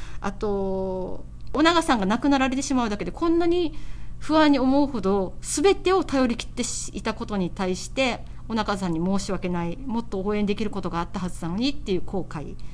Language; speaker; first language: Japanese; native; Japanese